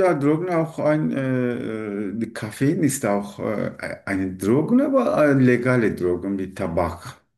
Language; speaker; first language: German; non-native, learner; Turkish